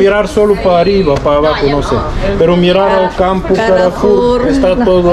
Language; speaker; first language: Spanish; non-native, learner; Filipino